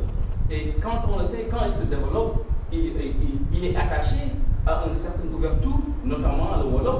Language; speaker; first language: French; non-native, local second language; Wolof